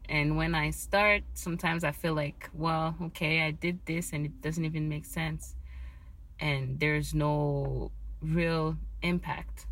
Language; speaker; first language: English; non-native, fluent; French